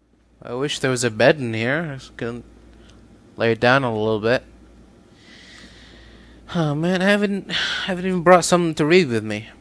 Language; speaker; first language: English; native; English